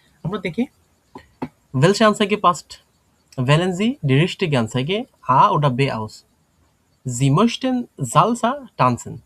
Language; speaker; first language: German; non-native, fluent; Bangla